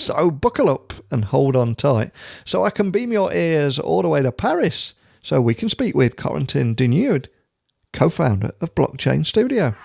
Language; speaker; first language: English; native; English